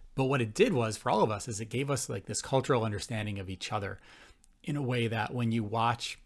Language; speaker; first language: English; native; English